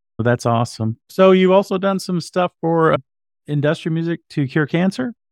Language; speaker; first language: English; native; English